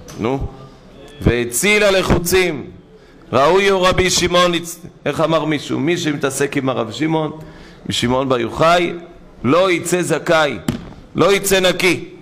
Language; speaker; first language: Hebrew; native; Hebrew